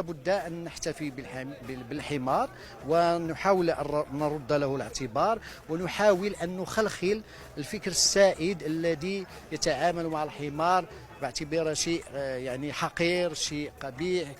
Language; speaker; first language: Arabic; native; Arabic